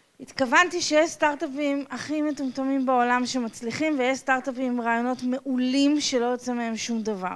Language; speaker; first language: Hebrew; non-native, fluent; English